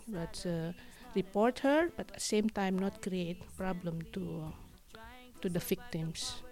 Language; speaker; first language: English; non-native, fluent; Indonesian